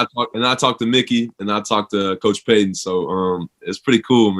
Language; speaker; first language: English; native; English